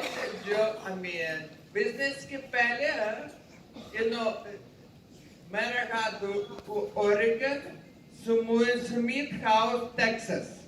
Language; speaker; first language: Hindi; non-native, learner; Ukrainian